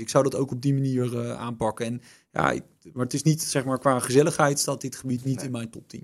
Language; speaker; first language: Dutch; native; Dutch